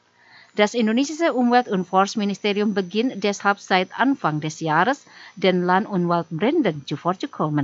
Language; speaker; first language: German; non-native, fluent; Indonesian